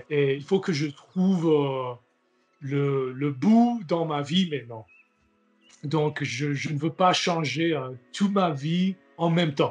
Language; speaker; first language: French; non-native, learner; English